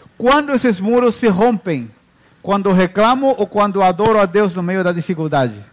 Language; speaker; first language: Portuguese; non-native, fluent; Spanish